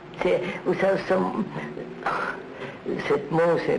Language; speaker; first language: French; non-native, learner; Telugu